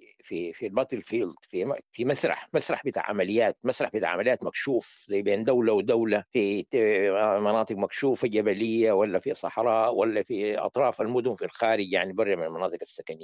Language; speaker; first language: Arabic; native; Arabic